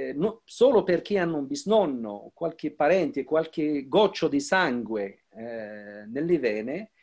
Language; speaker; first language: Italian; non-native, fluent; Arabic